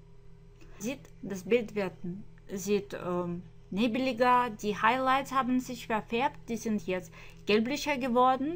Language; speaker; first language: German; non-native, fluent; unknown